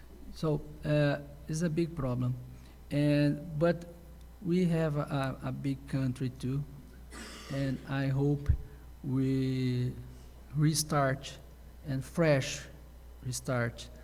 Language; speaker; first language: English; non-native, learner; Portuguese